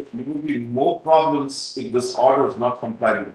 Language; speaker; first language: English; non-native, local second language; Hindi